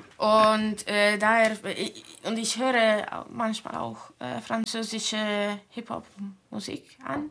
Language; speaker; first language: German; non-native, fluent; Italian